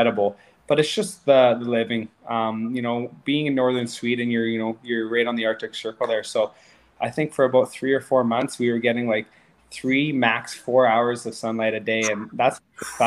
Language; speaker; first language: English; native; English